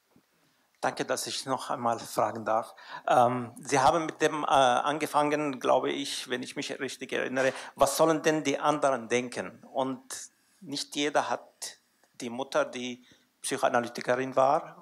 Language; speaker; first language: German; non-native, fluent; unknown